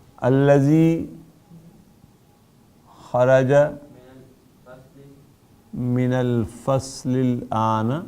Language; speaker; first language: Arabic; non-native, fluent; Urdu